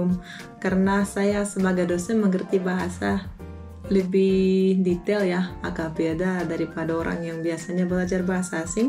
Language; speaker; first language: Indonesian; non-native, fluent; Russian